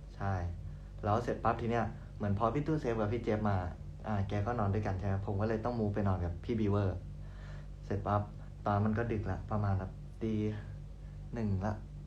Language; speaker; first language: Thai; native; Thai